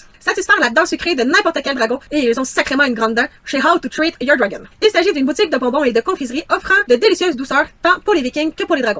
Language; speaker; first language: French; native; French